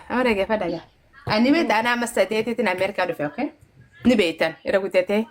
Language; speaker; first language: Oromo; early bilingual, heritage; Oromo